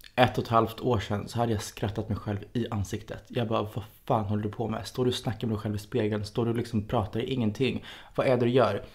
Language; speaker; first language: Swedish; native; Swedish